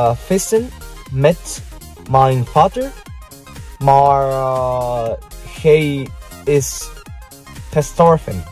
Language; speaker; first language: Dutch; non-native, learner; Japanese